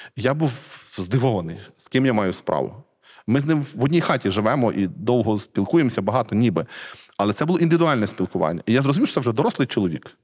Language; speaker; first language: Ukrainian; native; Ukrainian